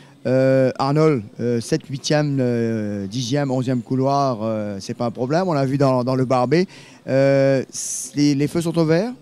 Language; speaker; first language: French; native; French